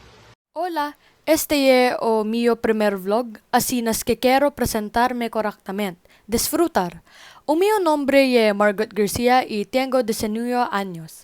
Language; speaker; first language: Spanish; non-native, learner; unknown